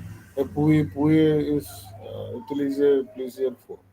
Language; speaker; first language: French; non-native, learner; Tamil